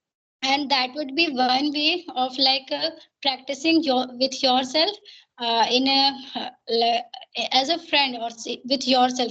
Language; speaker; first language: English; non-native, learner; Hindi